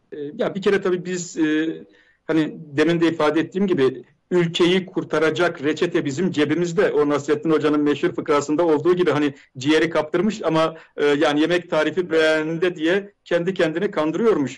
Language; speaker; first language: Turkish; native; Turkish